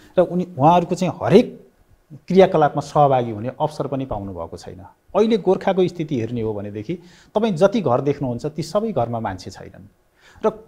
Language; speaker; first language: Nepali; native; Nepali